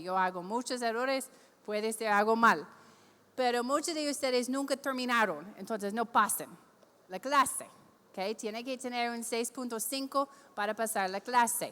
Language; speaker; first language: Spanish; non-native, fluent; English